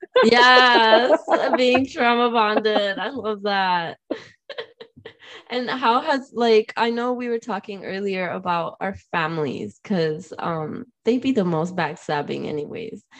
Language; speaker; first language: English; non-native, fluent; Spanish